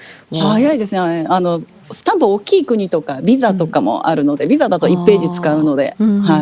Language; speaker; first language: Japanese; native; Japanese